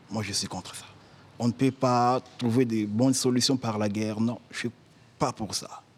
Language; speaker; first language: French; non-native, local second language; Lingala